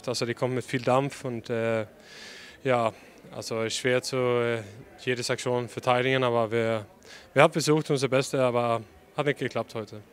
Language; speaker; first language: German; non-native, fluent; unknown